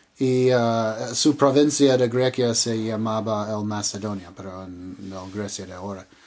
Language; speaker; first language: Spanish; non-native, learner; English